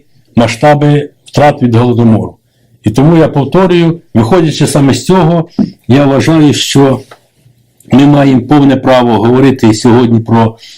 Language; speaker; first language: Ukrainian; native; Ukrainian